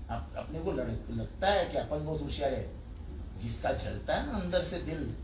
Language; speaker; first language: Hindi; non-native, local second language; Marathi